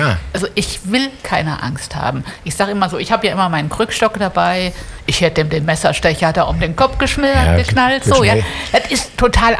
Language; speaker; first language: German; native; German